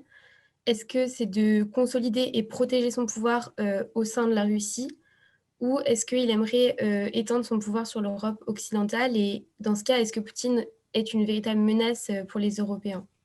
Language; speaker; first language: French; native; French